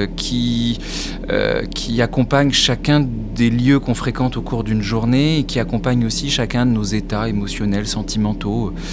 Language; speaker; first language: French; native; French